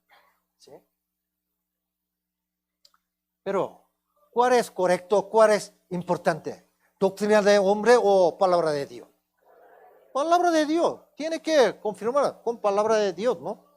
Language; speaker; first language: Spanish; non-native, fluent; Korean